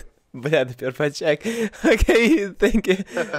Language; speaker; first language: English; non-native, learner; Russian